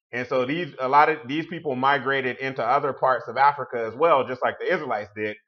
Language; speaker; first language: English; native; English